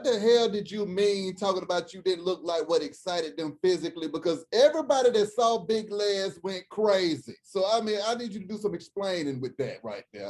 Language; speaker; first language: English; native; English